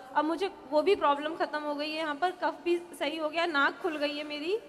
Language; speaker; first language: Hindi; native; Hindi